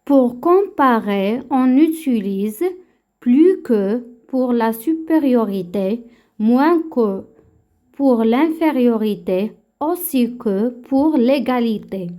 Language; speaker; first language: French; non-native, local second language; Arabic